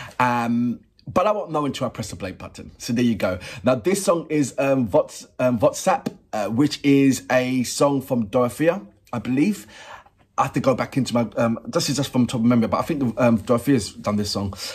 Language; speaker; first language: English; native; English